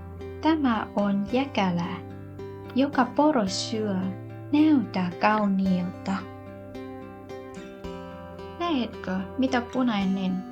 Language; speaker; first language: Finnish; non-native, learner; Thai